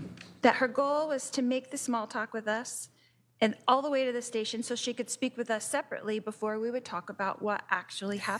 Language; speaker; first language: English; native; English